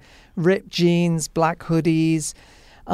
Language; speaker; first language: English; native; English